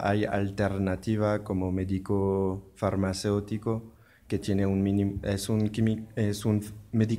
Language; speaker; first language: Spanish; non-native, learner; French